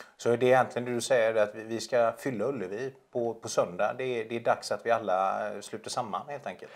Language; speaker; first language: Swedish; native; Swedish